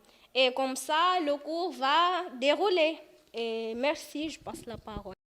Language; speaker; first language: French; non-native, fluent; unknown